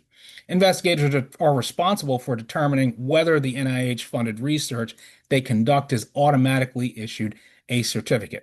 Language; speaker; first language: English; native; English